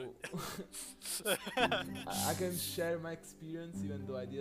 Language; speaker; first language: English; non-native, fluent; Italian